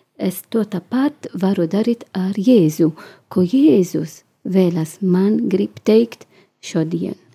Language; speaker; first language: Latvian; non-native, learner; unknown